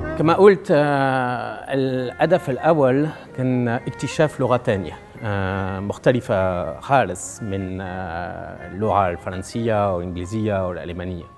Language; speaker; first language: Arabic; non-native, fluent; French